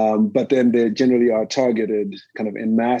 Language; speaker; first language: English; non-native, local second language; Shona